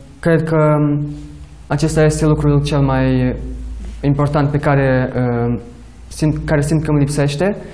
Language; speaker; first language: Romanian; early bilingual, other home language; Portuguese